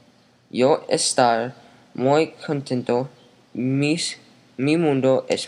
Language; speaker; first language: Spanish; non-native, learner; English